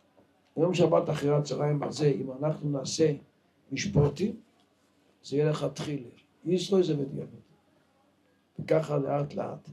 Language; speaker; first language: Hebrew; non-native, local second language; Yiddish